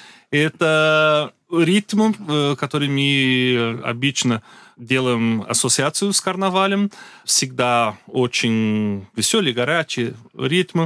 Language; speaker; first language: Russian; non-native, learner; Portuguese